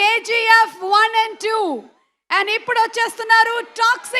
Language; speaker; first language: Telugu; native; Telugu